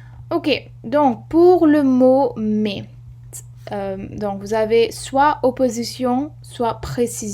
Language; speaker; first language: French; non-native, fluent; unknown